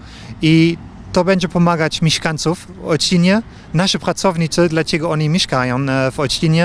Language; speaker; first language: Polish; non-native, learner; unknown